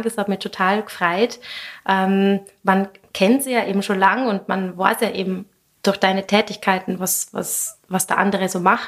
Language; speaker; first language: German; native; German